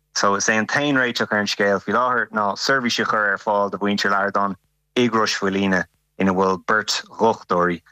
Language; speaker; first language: Irish; non-native, local second language; English